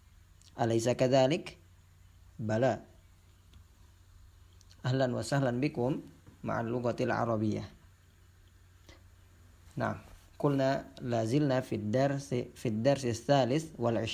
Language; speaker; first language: Arabic; non-native, fluent; Indonesian